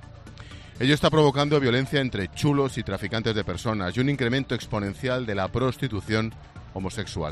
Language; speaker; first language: Spanish; native; Spanish